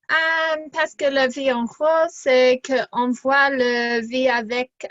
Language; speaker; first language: French; non-native, learner; English